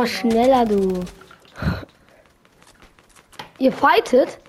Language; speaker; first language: German; native; German